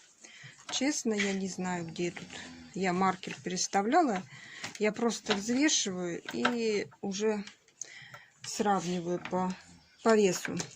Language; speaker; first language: Russian; native; Russian